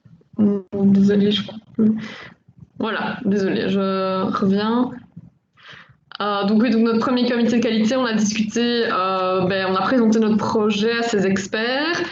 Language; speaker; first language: French; native; French